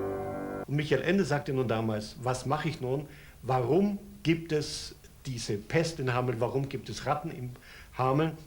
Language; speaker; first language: German; native; German